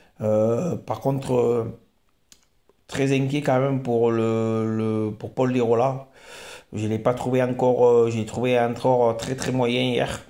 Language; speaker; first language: French; native; French